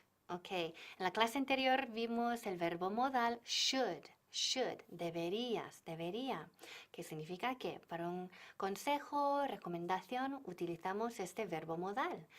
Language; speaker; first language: Spanish; non-native, fluent; English